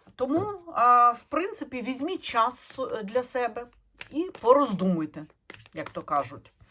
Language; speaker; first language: Ukrainian; non-native, local second language; Russian